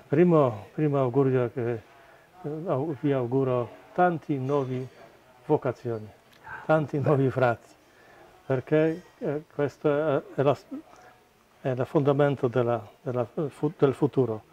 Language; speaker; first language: Italian; non-native, fluent; Polish